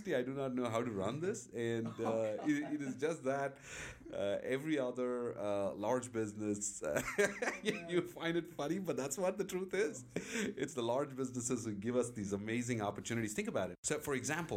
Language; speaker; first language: English; native; English